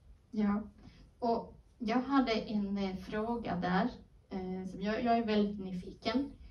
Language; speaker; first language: Swedish; non-native, fluent; Spanish